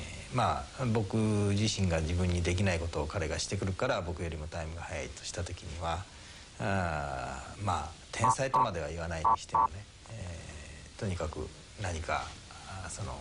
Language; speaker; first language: Japanese; native; Japanese